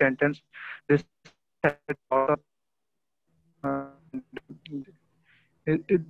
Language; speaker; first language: English; non-native, learner; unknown